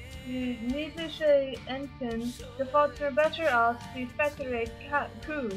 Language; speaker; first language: German; non-native, learner; English